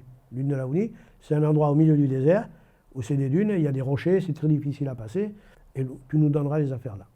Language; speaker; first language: French; native; French